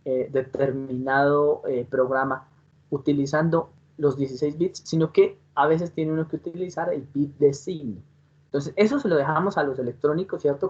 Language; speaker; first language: Spanish; native; Spanish